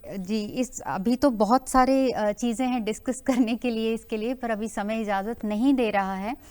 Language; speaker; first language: Hindi; native; Hindi